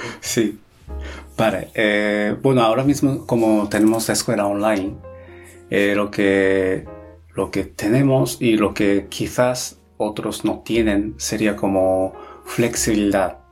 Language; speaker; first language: Spanish; non-native, fluent; Japanese